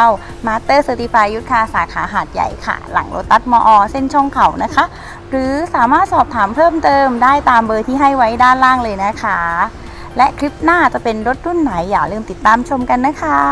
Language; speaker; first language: Thai; native; Thai